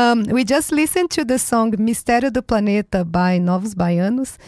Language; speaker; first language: English; non-native, fluent; Portuguese